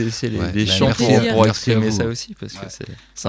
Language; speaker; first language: French; native; French